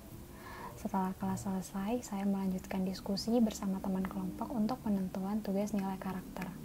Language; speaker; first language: Indonesian; native; Indonesian